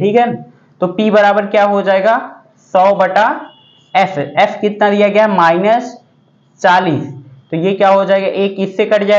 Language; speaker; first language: Hindi; native; Hindi